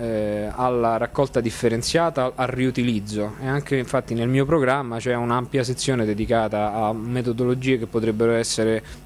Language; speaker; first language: Italian; native; Italian